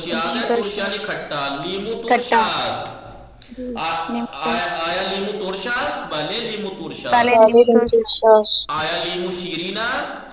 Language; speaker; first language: Persian; non-native, fluent; Urdu